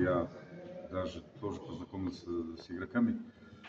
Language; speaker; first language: Russian; non-native, fluent; Bosnian